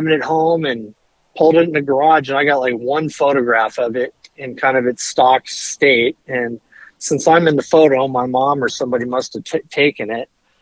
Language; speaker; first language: English; native; English